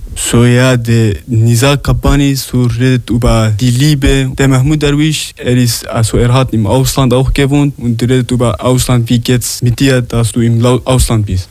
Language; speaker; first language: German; non-native, learner; Arabic